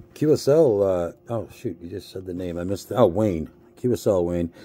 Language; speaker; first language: English; native; English